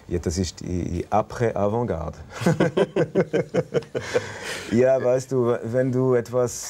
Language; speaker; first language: German; non-native, local second language; French